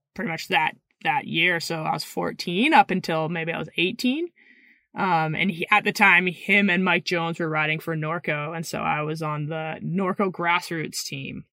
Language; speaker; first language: English; native; English